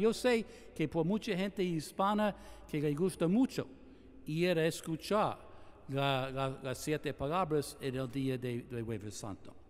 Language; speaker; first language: Spanish; non-native, fluent; English